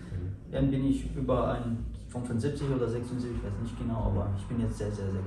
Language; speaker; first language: German; non-native, fluent; Arabic